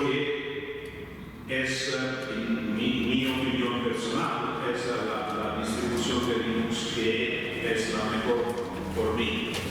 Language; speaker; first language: Spanish; non-native, fluent; Italian